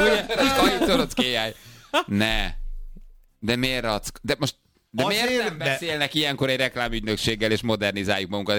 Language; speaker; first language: Hungarian; native; Hungarian